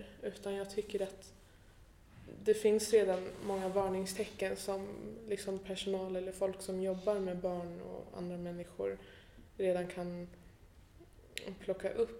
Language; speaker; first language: Swedish; early bilingual, other home language; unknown